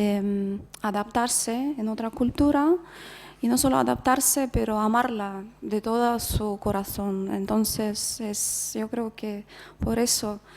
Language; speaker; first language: Spanish; non-native, fluent; Russian